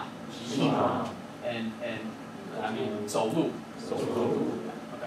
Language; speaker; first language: Chinese; non-native, fluent; English